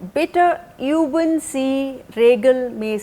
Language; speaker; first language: German; non-native, fluent; Hindi